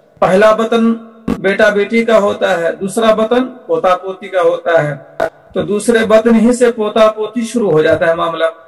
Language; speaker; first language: Urdu; native; Urdu